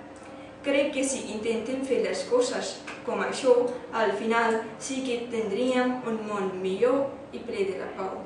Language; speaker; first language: Catalan; early bilingual, other home language; Urdu